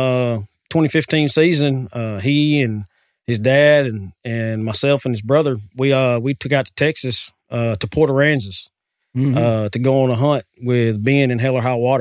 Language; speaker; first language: English; native; English